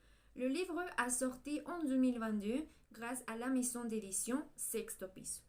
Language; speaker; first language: French; non-native, learner; Spanish